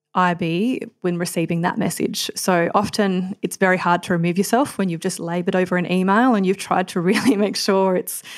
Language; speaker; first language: English; native; English